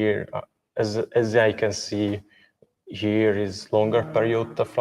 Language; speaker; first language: English; non-native, learner; Hungarian